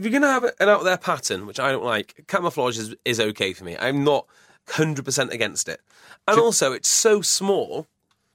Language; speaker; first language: English; native; English